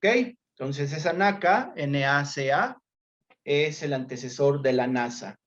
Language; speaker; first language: Spanish; native; Spanish